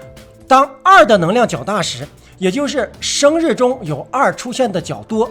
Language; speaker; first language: Chinese; native; Chinese